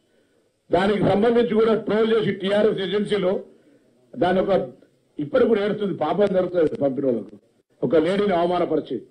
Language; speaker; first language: Telugu; native; Telugu